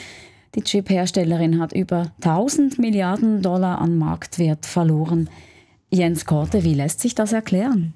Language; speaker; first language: German; native; German